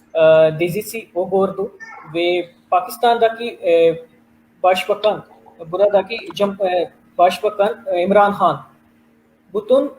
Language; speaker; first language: Turkish; non-native, learner; Urdu